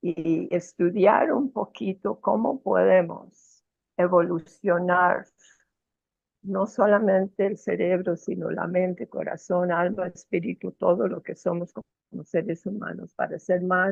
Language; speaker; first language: Spanish; non-native, fluent; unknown